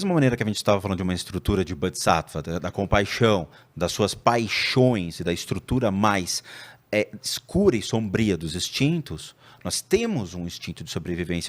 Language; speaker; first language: Portuguese; native; Portuguese